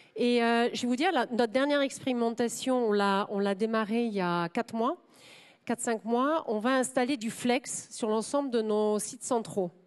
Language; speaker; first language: French; non-native, fluent; German